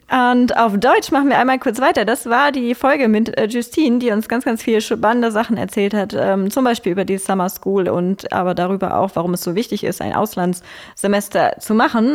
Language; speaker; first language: German; native; German